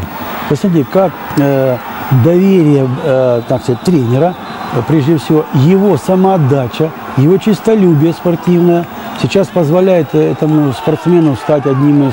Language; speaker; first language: Russian; native; Russian